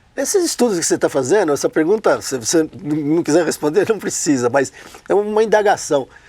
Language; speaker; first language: Portuguese; native; Portuguese